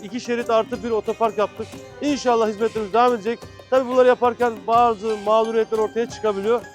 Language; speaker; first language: Turkish; native; Turkish